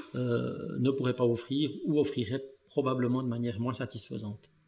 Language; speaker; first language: French; native; French